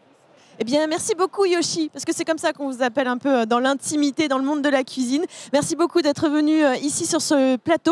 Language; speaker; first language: French; native; French